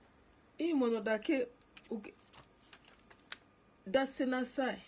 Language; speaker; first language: Japanese; non-native, learner; Ganda